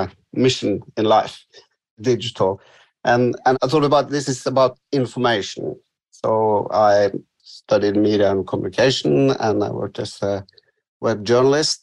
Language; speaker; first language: English; non-native, fluent; Norwegian